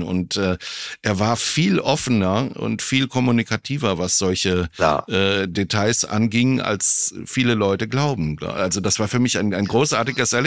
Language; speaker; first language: German; native; German